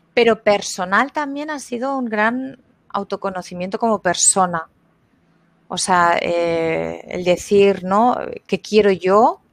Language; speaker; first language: Spanish; native; Spanish